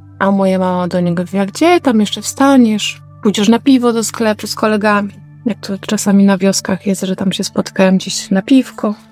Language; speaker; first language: Polish; native; Polish